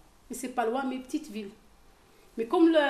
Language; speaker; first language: French; non-native, local second language; Arabic